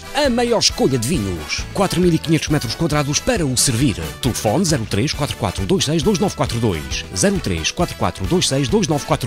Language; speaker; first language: Portuguese; native; Portuguese